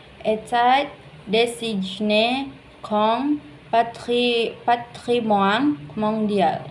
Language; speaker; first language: French; non-native, learner; Indonesian